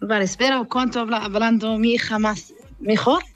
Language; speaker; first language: Spanish; non-native, learner; Arabic